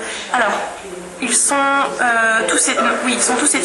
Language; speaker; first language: French; non-native, fluent; English